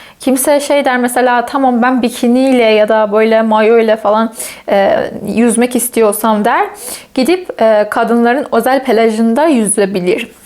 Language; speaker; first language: Turkish; non-native, fluent; Persian